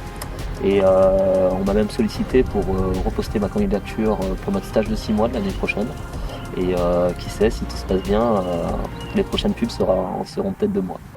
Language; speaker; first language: French; native; French